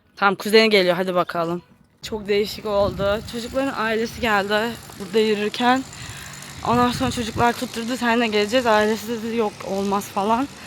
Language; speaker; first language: Turkish; native; Turkish